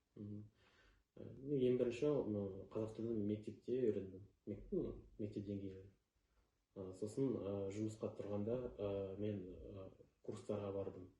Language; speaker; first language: Kazakh; non-native, local second language; Russian